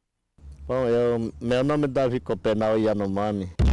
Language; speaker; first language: Portuguese; non-native, local second language; Yanomámi